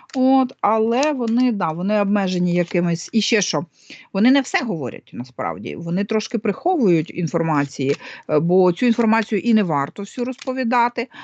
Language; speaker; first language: Ukrainian; non-native, local second language; Russian